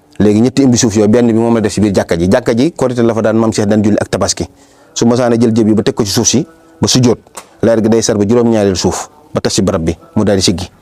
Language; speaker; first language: Wolof; native; Wolof